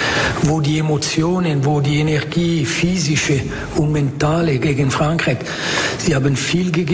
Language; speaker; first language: German; non-native, fluent; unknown